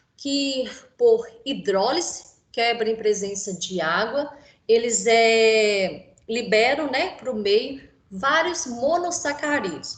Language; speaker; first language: Portuguese; native; Portuguese